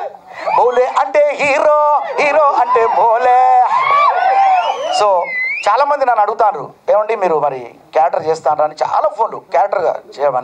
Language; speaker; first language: Telugu; native; Telugu